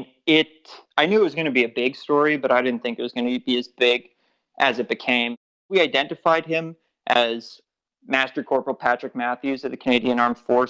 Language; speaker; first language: English; native; English